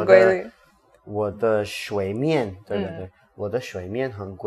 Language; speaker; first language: Chinese; non-native, learner; English